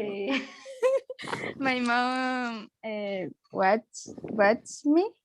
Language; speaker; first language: English; non-native, learner; Spanish